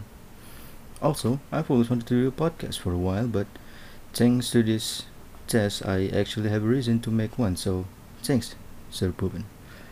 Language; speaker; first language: English; non-native, local second language; Malay